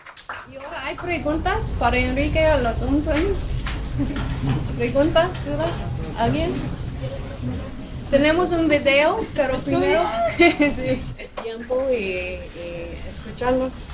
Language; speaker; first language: Spanish; non-native, fluent; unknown